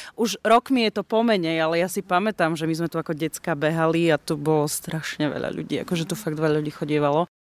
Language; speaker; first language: Slovak; native; Slovak